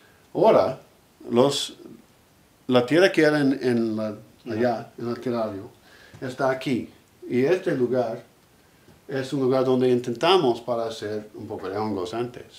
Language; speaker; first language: Spanish; non-native, learner; English